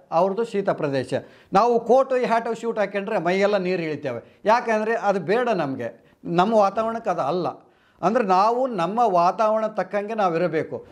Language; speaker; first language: Kannada; non-native, local second language; Telugu